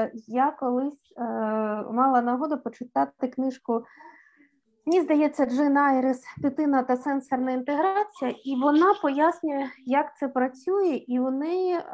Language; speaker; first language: Ukrainian; native; Ukrainian